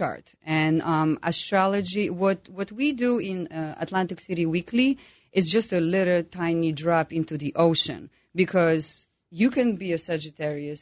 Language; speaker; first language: English; non-native, fluent; Polish